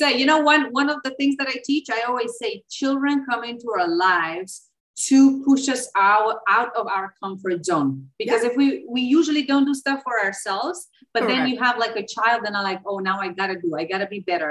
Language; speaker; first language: English; non-native, fluent; Slovenian